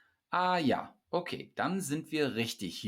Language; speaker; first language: German; non-native, fluent; English